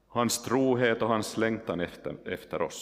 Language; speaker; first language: Swedish; non-native, local second language; Finnish